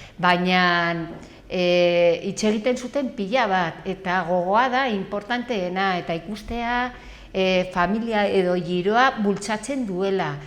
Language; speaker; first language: Basque; non-native, local second language; Spanish